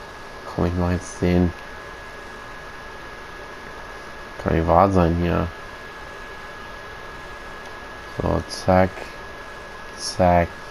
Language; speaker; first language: German; native; German